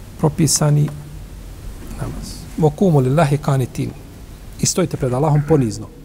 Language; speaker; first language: Bosnian; native; Bosnian